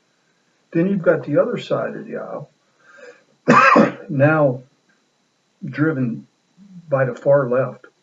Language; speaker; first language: English; native; English